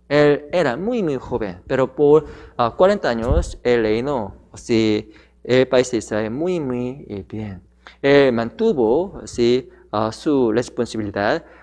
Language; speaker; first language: Spanish; non-native, learner; Korean